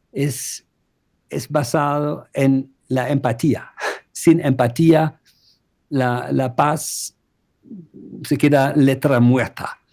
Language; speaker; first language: Spanish; non-native, fluent; German